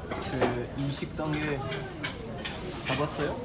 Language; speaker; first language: Korean; non-native, learner; French